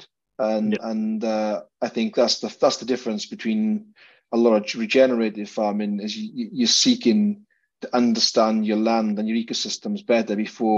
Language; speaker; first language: English; native; English